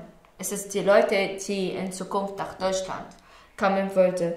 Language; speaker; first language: German; non-native, learner; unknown